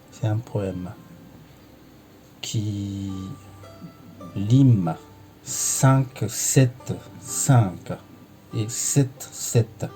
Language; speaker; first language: French; non-native, fluent; Japanese